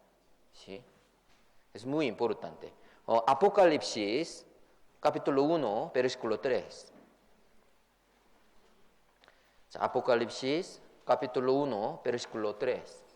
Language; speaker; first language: Spanish; non-native, fluent; Korean